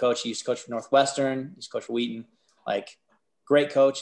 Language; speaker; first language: English; native; English